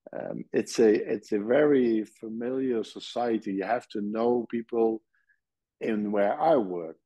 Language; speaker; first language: English; non-native, fluent; Dutch